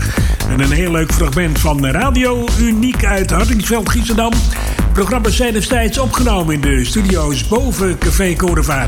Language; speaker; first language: Dutch; native; Dutch